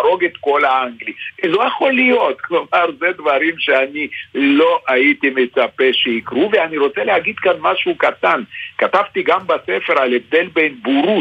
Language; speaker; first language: Hebrew; non-native, fluent; Lithuanian